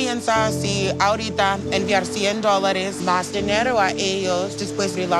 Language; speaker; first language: Spanish; non-native, learner; English